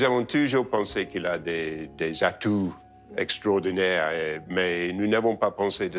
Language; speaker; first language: French; non-native, learner; English